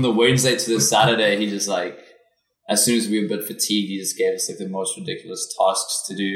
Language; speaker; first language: English; non-native, local second language; Afrikaans